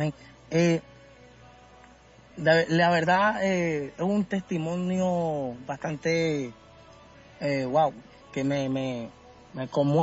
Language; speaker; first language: Spanish; native; Spanish